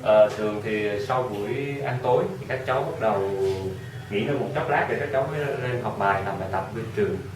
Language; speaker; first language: Vietnamese; native; Vietnamese